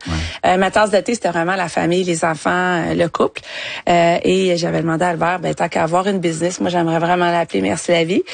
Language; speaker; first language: French; native; French